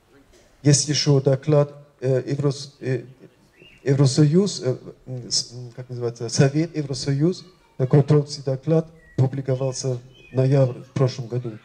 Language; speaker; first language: Russian; non-native, fluent; German